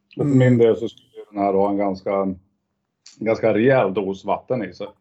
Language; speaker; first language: Swedish; non-native, fluent; English